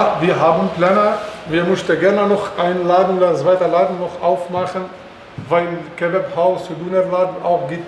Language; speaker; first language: German; non-native, learner; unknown